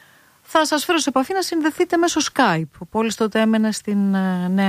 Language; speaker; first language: Greek; native; Greek